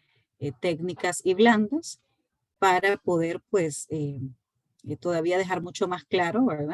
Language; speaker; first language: Spanish; native; Spanish